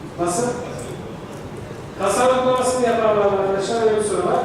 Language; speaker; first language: Turkish; native; Turkish